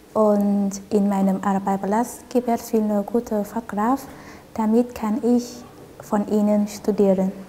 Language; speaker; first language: German; non-native, learner; Vietnamese